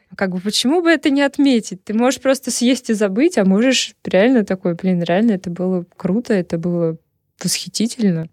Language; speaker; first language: Russian; native; Russian